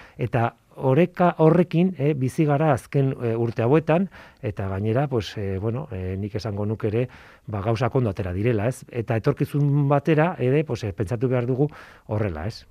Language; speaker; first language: Basque; non-native, local second language; Spanish